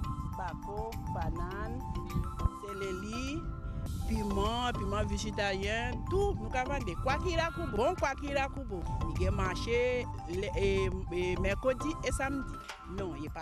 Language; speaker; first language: French; non-native, local second language; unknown